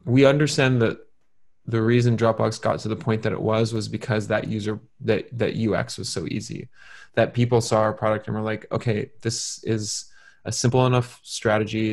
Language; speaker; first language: English; native; English